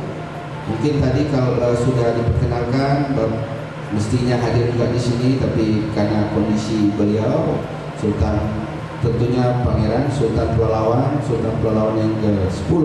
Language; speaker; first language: Indonesian; native; Indonesian